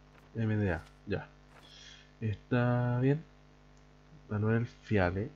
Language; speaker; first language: Spanish; native; Spanish